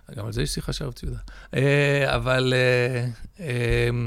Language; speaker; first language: Hebrew; early bilingual, other home language; English